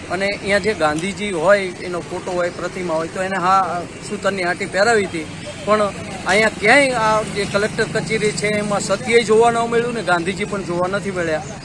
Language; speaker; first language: Gujarati; native; Gujarati